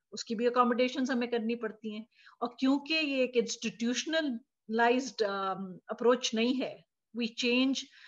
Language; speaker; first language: Urdu; native; Urdu